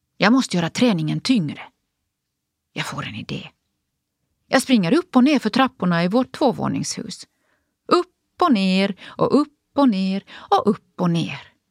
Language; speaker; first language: Swedish; native; Swedish